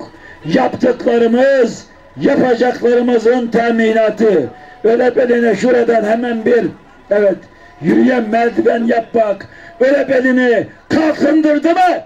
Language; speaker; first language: Turkish; native; Turkish